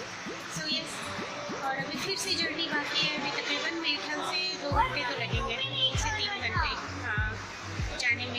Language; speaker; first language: Hindi; native; Hindi